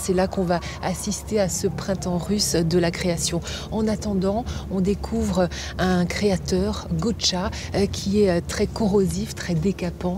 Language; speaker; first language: French; native; French